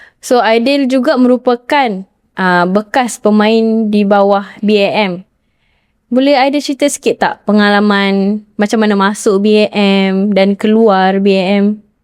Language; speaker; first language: Malay; native; Malay